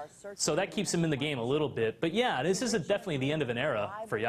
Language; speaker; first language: English; native; English